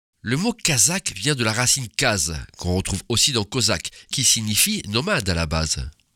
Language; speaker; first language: French; native; French